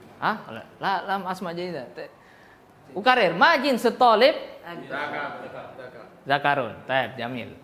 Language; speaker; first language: Arabic; non-native, fluent; Indonesian